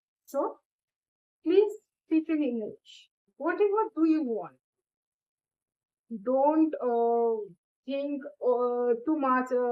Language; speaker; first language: English; non-native, learner; Bangla